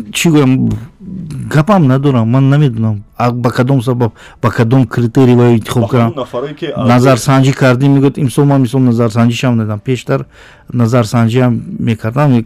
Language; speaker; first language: Tajik; native; Tajik